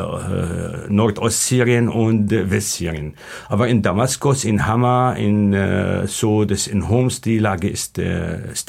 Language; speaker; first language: German; non-native, learner; Arabic